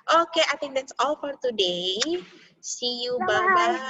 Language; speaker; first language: English; non-native, fluent; Indonesian